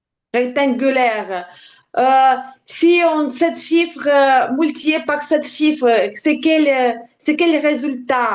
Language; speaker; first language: French; non-native, learner; Ukrainian